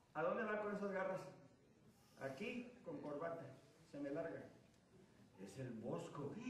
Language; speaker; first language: Spanish; early bilingual, heritage; Spanish